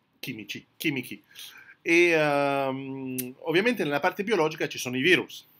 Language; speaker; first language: Italian; early bilingual, heritage; French